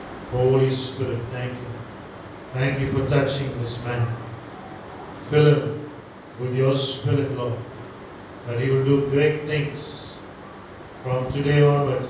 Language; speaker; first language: English; non-native, local second language; Tamil